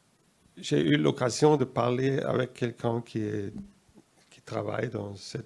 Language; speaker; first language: French; non-native, fluent; German